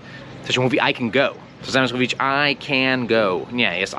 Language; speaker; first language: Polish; non-native, fluent; English